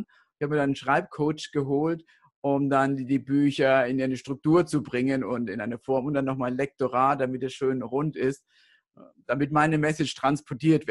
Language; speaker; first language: German; native; German